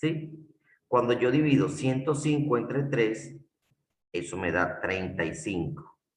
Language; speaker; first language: Spanish; native; Spanish